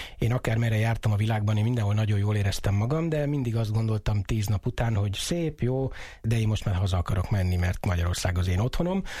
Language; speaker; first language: Hungarian; native; Hungarian